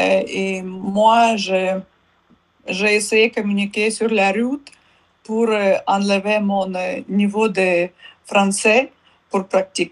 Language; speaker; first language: French; non-native, learner; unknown